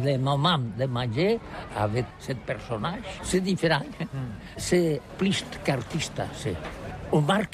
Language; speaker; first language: French; non-native, learner; Catalan